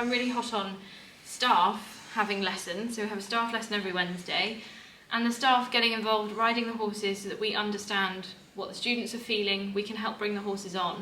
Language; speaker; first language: English; native; English